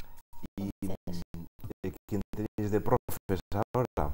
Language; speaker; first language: Spanish; native; Spanish